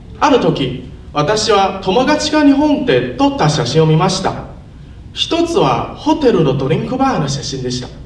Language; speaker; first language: Japanese; non-native, learner; Chinese